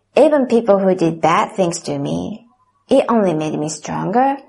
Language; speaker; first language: English; non-native, fluent; Japanese